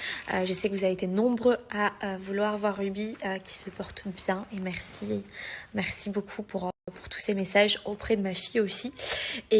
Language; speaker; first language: French; native; French